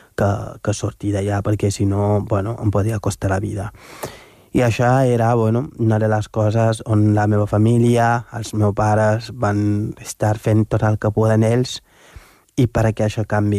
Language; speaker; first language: Catalan; non-native, fluent; Wolof